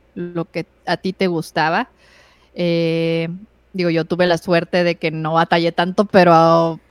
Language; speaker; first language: Spanish; native; Spanish